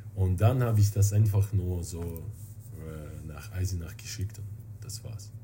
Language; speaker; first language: German; non-native, fluent; Russian